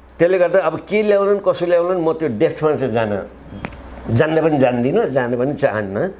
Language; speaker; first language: Nepali; native; Nepali